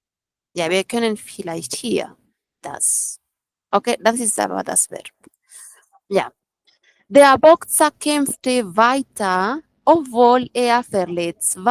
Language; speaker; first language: German; non-native, fluent; Spanish